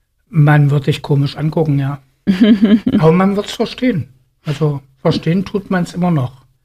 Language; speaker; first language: German; native; German